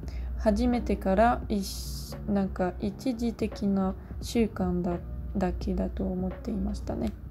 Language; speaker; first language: Japanese; non-native, learner; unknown